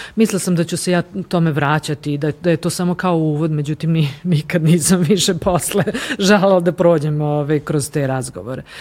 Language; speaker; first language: Serbian; native; Serbian